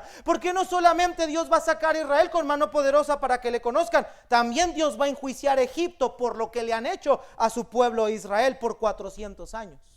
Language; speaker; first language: Spanish; native; Spanish